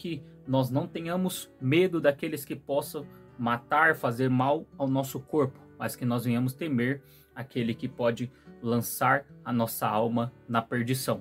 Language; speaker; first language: Portuguese; native; Portuguese